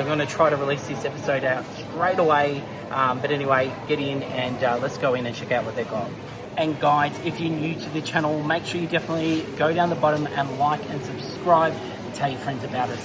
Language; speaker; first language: English; native; English